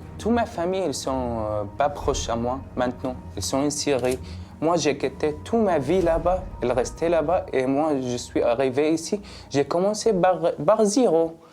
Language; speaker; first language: French; non-native, learner; Arabic